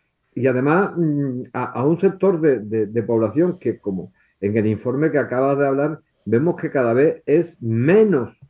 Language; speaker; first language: Spanish; native; Spanish